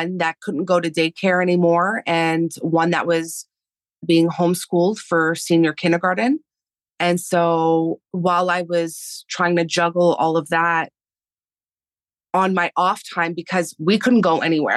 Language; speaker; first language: English; early bilingual, other home language; Spanish